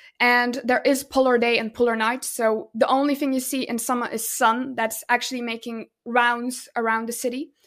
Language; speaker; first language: English; non-native, fluent; Russian